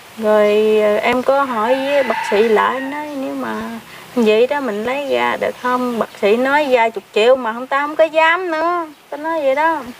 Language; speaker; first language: Vietnamese; non-native, local second language; Khmer